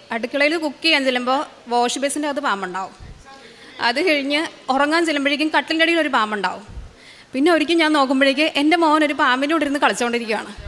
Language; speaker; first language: Malayalam; native; Malayalam